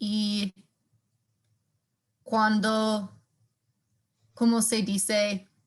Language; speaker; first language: Spanish; non-native, learner; English